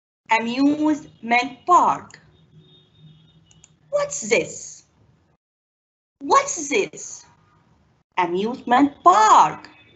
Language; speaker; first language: English; non-native, fluent; Arabic